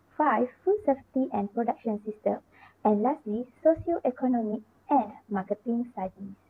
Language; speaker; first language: English; non-native, local second language; Malay